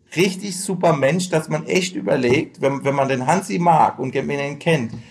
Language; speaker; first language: German; native; German